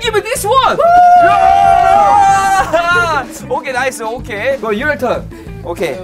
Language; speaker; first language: English; non-native, learner; Korean